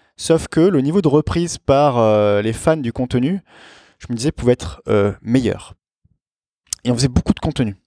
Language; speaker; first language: French; native; French